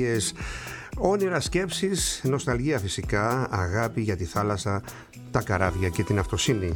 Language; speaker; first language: Greek; native; Greek